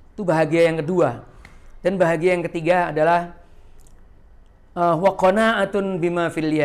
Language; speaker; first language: Indonesian; native; Indonesian